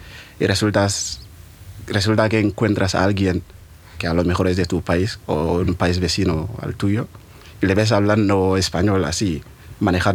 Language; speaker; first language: Spanish; non-native, fluent; Mandingo